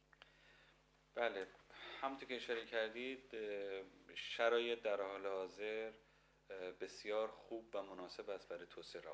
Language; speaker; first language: Persian; native; Persian